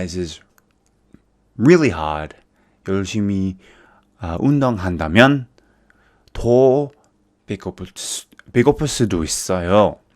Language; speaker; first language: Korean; non-native, fluent; English